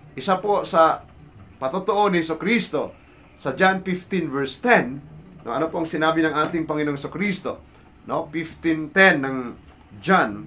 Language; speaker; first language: Filipino; non-native, local second language; Cebuano